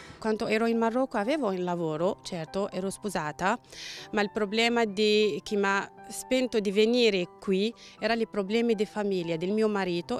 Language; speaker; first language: Italian; non-native, learner; Arabic